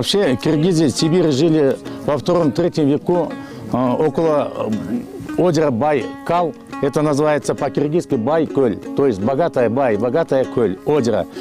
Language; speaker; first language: Russian; non-native, local second language; Kyrgyz